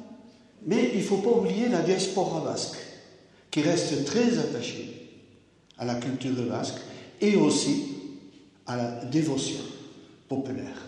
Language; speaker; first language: French; native; French